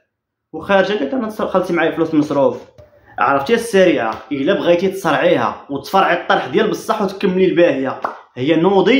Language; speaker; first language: Arabic; native; Arabic